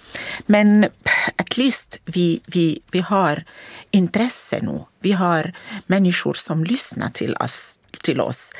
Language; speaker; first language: Swedish; non-native, learner; Arabic